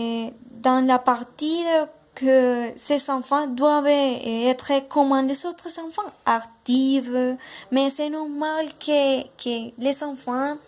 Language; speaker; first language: French; non-native, learner; Spanish